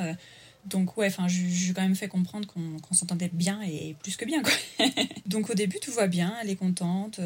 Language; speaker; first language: French; native; French